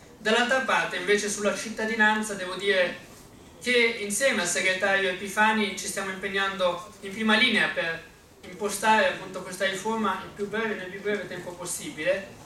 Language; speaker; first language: Italian; early bilingual, other home language; Arabic